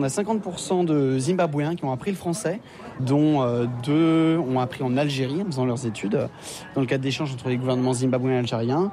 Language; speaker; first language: French; native; French